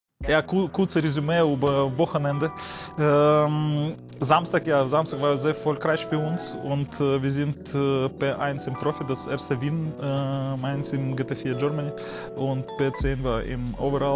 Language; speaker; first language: German; non-native, learner; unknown